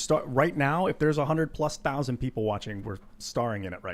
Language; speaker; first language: English; native; English